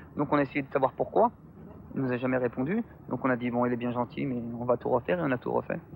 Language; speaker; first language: French; native; French